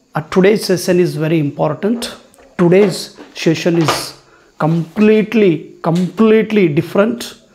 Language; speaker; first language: English; non-native, local second language; Kannada